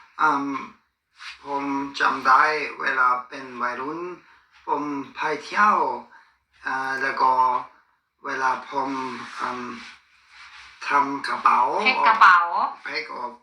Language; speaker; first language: Thai; non-native, learner; German